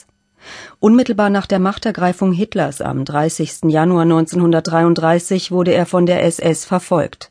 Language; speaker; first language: German; native; German